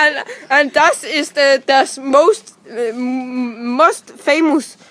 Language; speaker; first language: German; non-native, learner; Danish